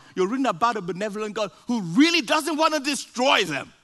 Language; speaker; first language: English; non-native, local second language; Yoruba